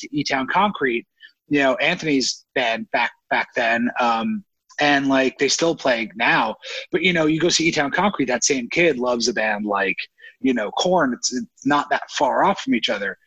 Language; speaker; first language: English; native; English